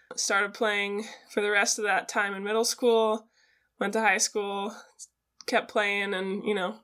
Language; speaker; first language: English; native; English